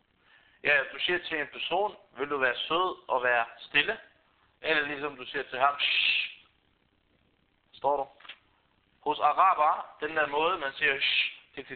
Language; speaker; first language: Danish; non-native, fluent; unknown